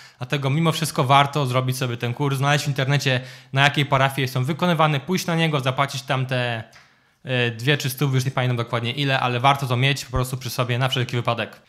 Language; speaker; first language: Polish; native; Polish